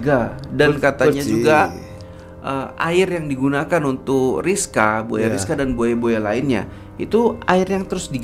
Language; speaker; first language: Indonesian; native; Indonesian